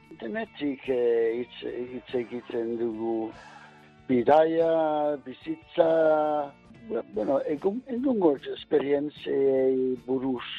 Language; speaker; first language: Basque; non-native, learner; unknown